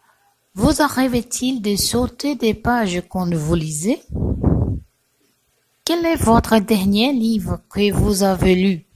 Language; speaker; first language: French; non-native, learner; Portuguese